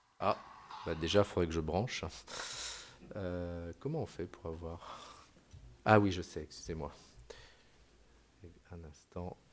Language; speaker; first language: French; native; French